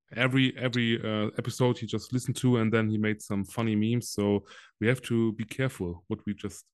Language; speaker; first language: English; non-native, fluent; German